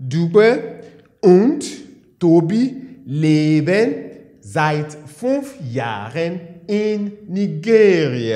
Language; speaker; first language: German; non-native, fluent; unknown